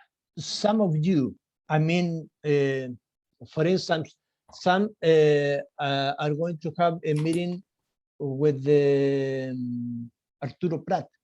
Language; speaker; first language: English; non-native, fluent; Spanish